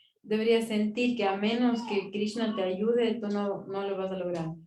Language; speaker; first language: Spanish; native; Spanish